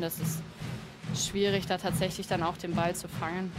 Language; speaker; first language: German; native; German